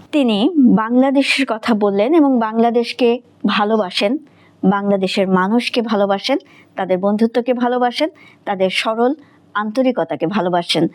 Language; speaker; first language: Bangla; native; Bangla